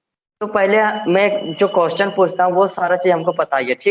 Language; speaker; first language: Hindi; native; Hindi